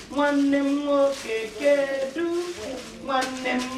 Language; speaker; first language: Igbo; native; Igbo